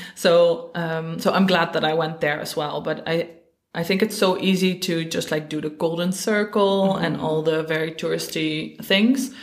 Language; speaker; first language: English; non-native, fluent; Dutch